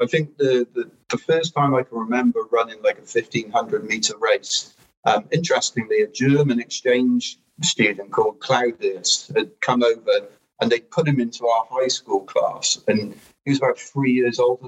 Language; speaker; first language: English; native; English